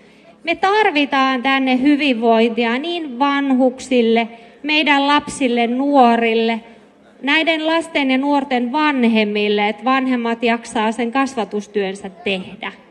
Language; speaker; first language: Finnish; native; Finnish